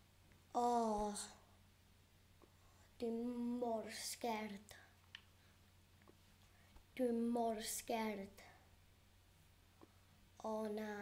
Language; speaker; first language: Welsh; non-native, local second language; English